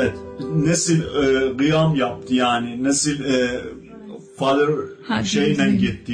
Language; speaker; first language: Turkish; non-native, local second language; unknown